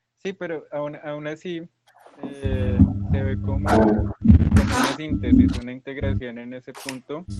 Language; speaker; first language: Spanish; native; Spanish